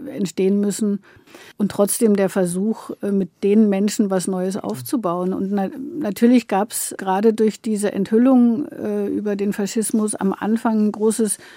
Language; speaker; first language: German; native; German